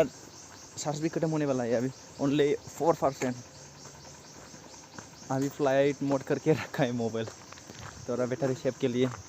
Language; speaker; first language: Hindi; non-native, local second language; Assamese